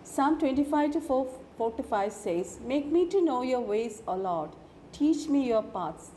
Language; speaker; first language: English; non-native, local second language; Malayalam